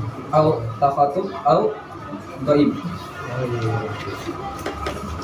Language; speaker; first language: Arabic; non-native, fluent; Indonesian